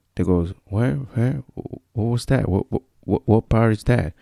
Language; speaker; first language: English; non-native, fluent; Spanish